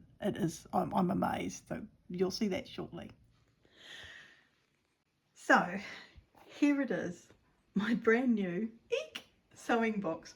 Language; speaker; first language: English; native; English